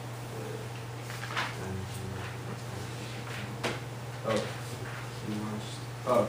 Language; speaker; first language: Japanese; non-native, learner; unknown